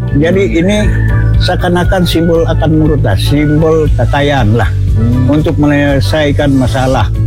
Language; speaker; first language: Malay; non-native, local second language; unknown